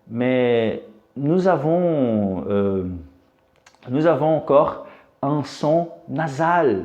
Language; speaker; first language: French; non-native, fluent; Portuguese